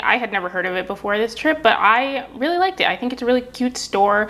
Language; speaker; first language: English; native; English